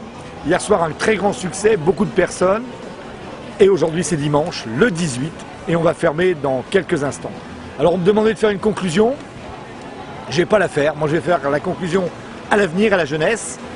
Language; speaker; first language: French; native; French